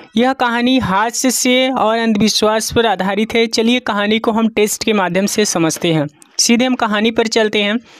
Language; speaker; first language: Hindi; native; Hindi